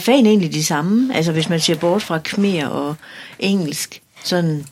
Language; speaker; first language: Danish; native; Danish